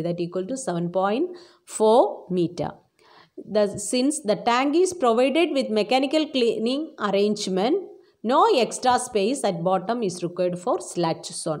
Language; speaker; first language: English; non-native, local second language; Malayalam